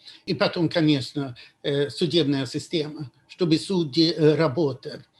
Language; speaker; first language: Russian; non-native, fluent; Swedish